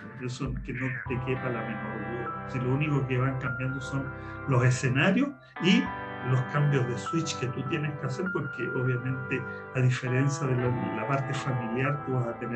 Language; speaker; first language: Spanish; native; Spanish